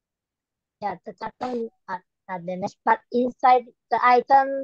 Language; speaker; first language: English; non-native, learner; Malay